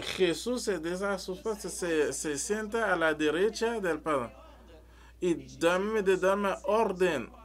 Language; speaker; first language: Spanish; non-native, learner; French